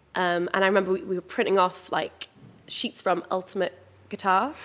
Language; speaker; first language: English; native; English